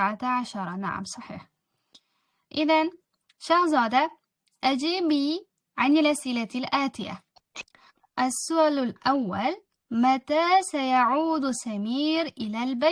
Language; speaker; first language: Arabic; non-native, fluent; Uzbek